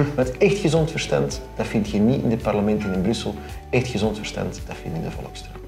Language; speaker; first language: Dutch; native; Dutch